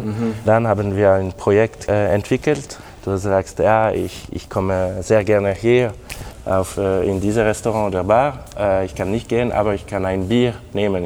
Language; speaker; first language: German; non-native, local second language; French